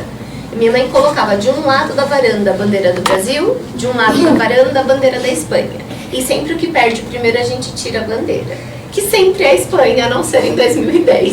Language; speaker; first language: Portuguese; early bilingual, other home language; Spanish